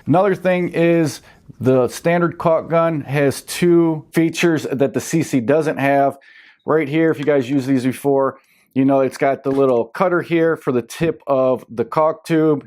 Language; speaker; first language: English; native; English